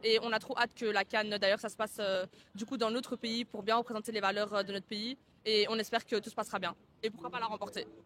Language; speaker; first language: French; early bilingual, other home language; Arabic